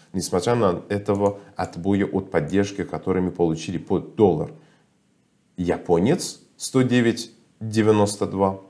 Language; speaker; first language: Russian; non-native, fluent; Persian